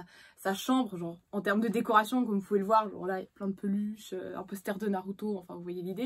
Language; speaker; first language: French; native; French